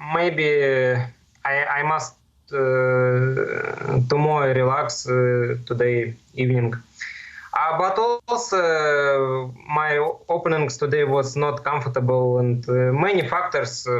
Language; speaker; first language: English; non-native, learner; Russian